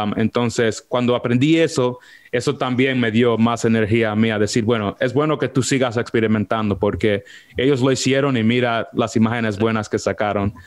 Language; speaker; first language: Spanish; early bilingual, heritage; Spanish